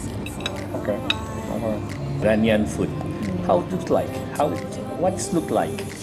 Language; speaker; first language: English; non-native, learner; Indonesian